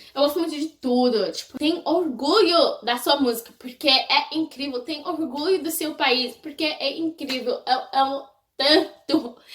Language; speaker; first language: Portuguese; non-native, fluent; English